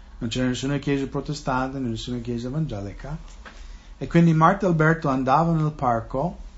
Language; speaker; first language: Italian; non-native, fluent; English